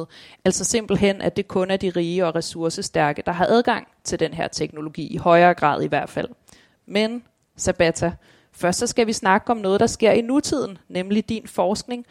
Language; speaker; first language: Danish; native; Danish